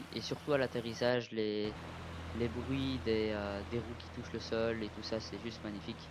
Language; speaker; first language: French; native; French